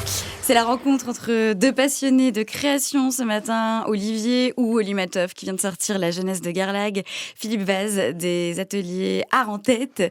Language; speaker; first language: French; native; French